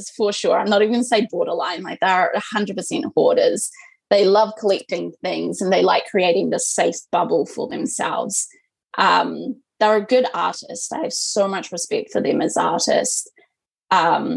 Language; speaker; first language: English; native; English